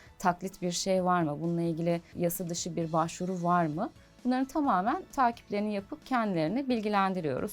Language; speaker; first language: Turkish; native; Turkish